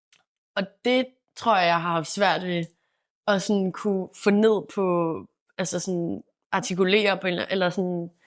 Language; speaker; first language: Danish; native; Danish